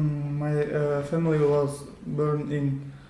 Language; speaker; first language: English; non-native, learner; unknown